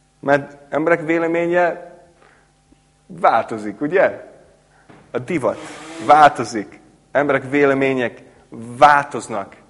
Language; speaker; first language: Hungarian; non-native, fluent; English